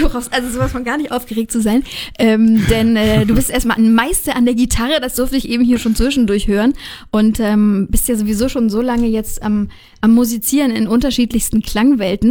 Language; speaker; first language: German; native; German